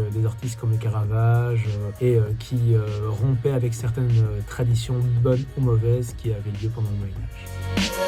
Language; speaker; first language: French; native; French